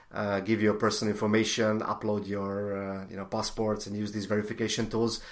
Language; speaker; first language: English; non-native, fluent; Hungarian